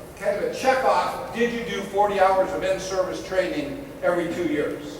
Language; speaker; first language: English; native; English